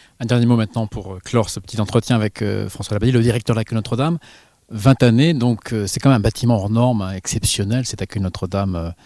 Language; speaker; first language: French; native; French